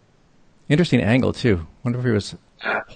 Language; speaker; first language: English; native; English